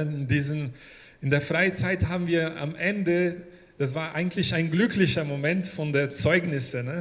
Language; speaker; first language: German; non-native, fluent; Portuguese